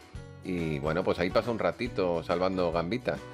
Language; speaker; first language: Spanish; native; Spanish